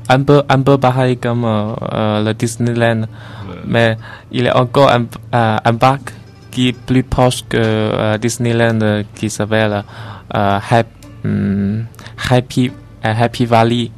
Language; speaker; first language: French; non-native, learner; Chinese